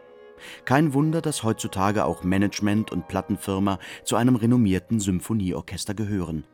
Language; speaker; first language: German; native; German